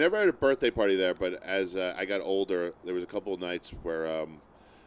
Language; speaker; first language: English; native; English